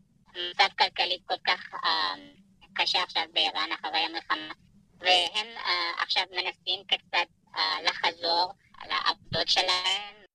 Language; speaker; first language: Hebrew; non-native, fluent; Persian